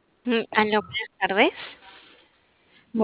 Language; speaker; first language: Spanish; native; Spanish